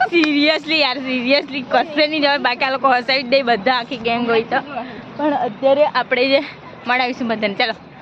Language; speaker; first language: Gujarati; native; Gujarati